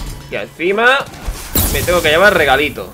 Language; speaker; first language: Spanish; native; Spanish